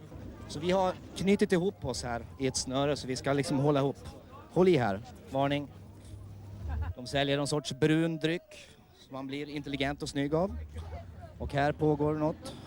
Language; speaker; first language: Swedish; native; Swedish